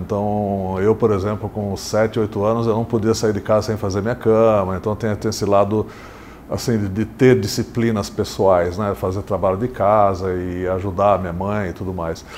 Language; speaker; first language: Portuguese; early bilingual, other home language; English